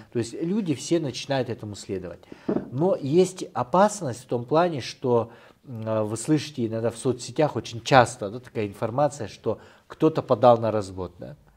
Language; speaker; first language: Russian; non-native, local second language; Kyrgyz